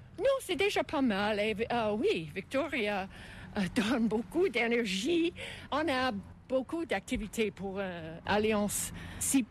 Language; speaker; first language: French; non-native, fluent; English